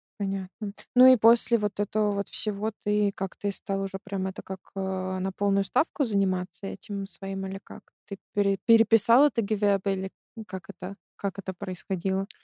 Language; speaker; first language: Russian; native; Russian